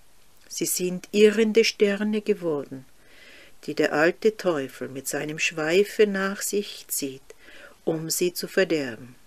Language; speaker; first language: German; native; German